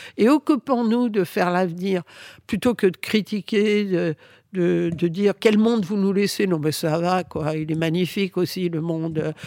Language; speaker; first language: French; early bilingual, other home language; Spanish